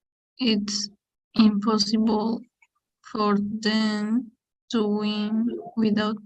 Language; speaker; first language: English; non-native, learner; Spanish